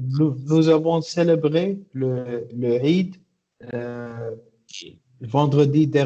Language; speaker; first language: French; non-native, learner; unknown